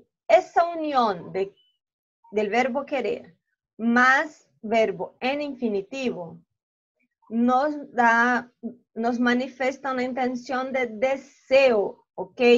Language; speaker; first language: Spanish; non-native, fluent; Portuguese